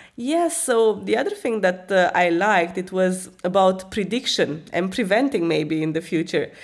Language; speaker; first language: English; non-native, fluent; Romanian